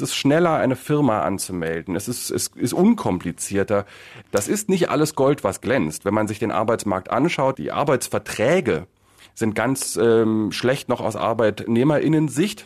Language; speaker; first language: German; native; German